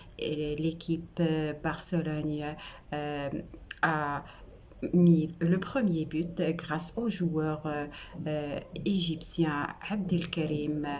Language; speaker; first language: French; non-native, local second language; Arabic